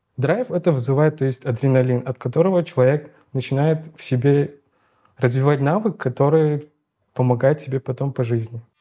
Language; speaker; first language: Russian; non-native, local second language; Uzbek